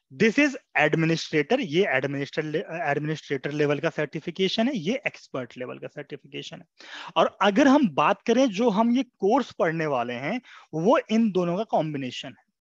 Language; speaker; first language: Hindi; native; Hindi